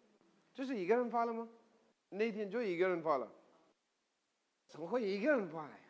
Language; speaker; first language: Chinese; non-native, fluent; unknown